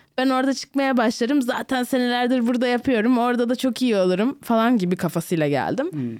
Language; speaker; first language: Turkish; early bilingual, heritage; Turkish